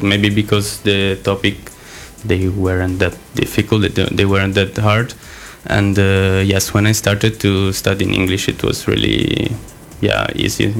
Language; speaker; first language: English; non-native, learner; Italian